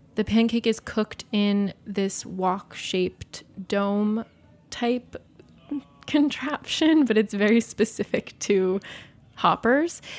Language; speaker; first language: English; native; English